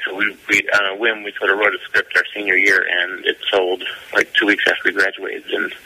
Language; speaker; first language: English; native; English